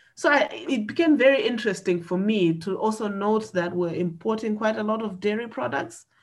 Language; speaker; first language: English; non-native, local second language; Nyanja